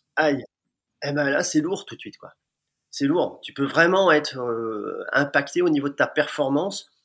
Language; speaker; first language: French; native; French